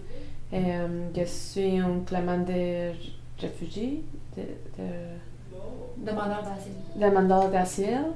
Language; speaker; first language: French; non-native, learner; Spanish